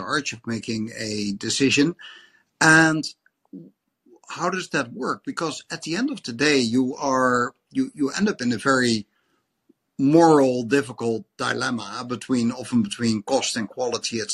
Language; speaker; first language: English; non-native, fluent; Dutch